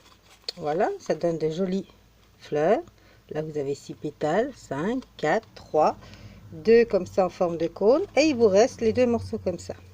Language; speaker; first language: French; native; French